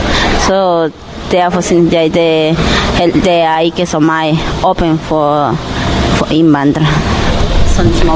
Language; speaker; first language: Danish; non-native, learner; Spanish